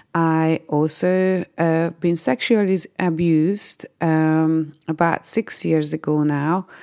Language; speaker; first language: English; non-native, fluent; Hungarian